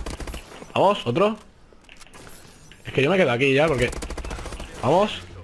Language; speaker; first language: Spanish; native; Spanish